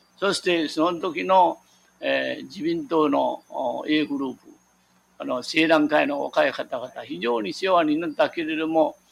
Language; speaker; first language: Japanese; non-native, local second language; Min Nan Chinese